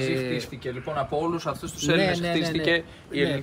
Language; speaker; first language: Greek; native; Greek